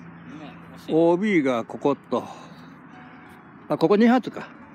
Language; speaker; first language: Japanese; native; Japanese